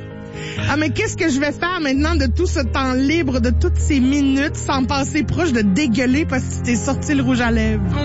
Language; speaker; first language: French; native; French